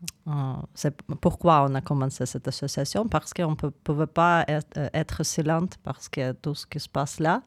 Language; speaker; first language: French; non-native, fluent; Ukrainian